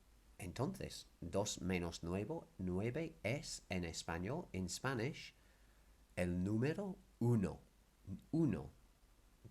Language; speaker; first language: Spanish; non-native, fluent; English